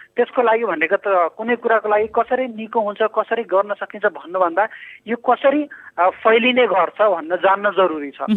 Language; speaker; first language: Nepali; non-native, local second language; Bhojpuri